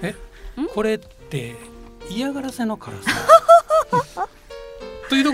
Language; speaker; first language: Japanese; native; Japanese